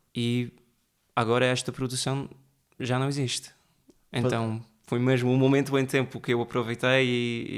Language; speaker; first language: Portuguese; early bilingual, heritage; Portuguese